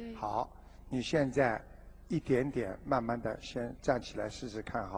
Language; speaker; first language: Chinese; native; Chinese